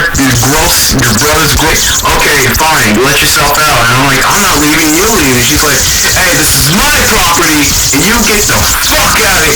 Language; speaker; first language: English; native; English